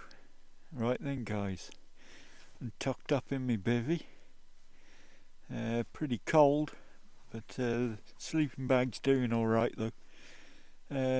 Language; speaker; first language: English; native; English